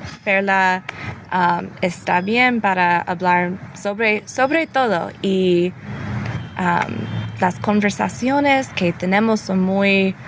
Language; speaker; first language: Spanish; early bilingual, heritage; English